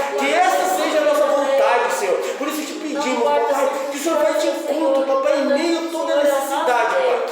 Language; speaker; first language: Portuguese; native; Portuguese